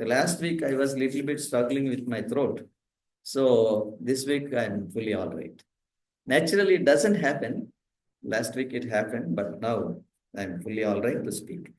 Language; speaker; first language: English; non-native, local second language; Telugu